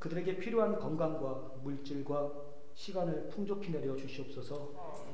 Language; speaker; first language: Korean; native; Korean